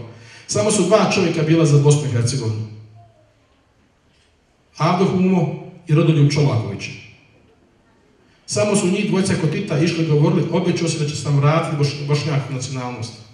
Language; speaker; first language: Bosnian; native; Bosnian